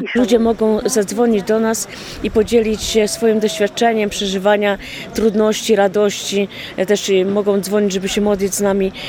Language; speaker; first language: Polish; native; Polish